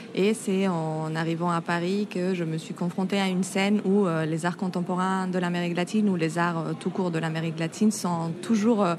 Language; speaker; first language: French; non-native, fluent; Spanish